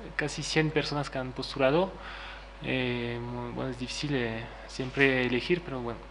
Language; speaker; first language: Spanish; non-native, fluent; French